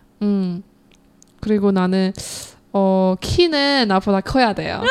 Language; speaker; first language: Korean; non-native, learner; Chinese